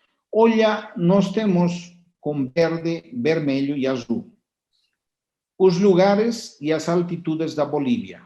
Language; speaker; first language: Portuguese; non-native, fluent; Spanish